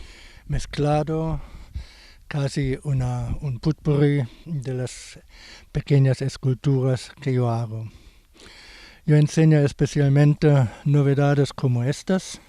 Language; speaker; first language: Spanish; non-native, fluent; German